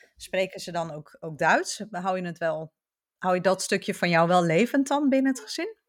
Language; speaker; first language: Dutch; native; Dutch